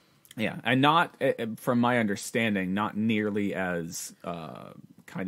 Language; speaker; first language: English; native; English